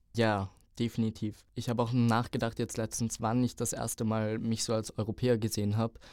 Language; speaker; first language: German; native; German